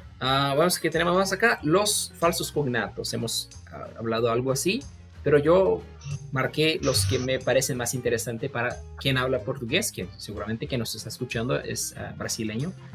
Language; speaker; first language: Spanish; non-native, fluent; Portuguese